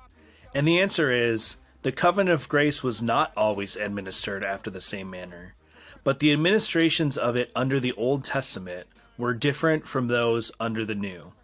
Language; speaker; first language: English; native; English